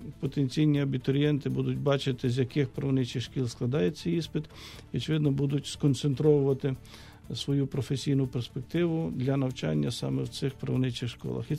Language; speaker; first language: Ukrainian; native; Ukrainian